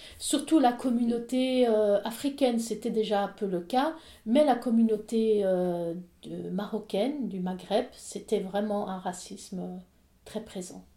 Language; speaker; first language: French; native; French